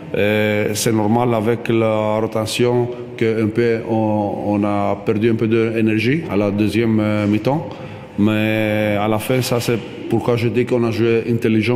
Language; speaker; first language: French; non-native, fluent; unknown